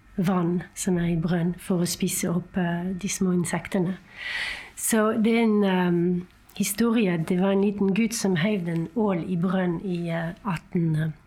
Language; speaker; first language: Norwegian; non-native, fluent; French